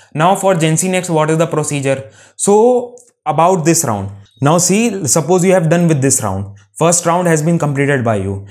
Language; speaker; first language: English; non-native, local second language; Hindi